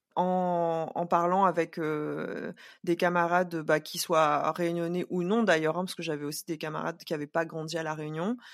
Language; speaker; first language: French; native; French